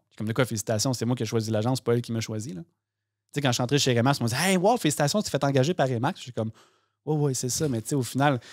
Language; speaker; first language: French; native; French